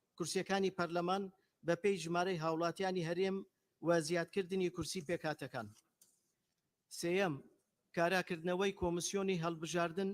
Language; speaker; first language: Central Kurdish; non-native, local second language; Turkish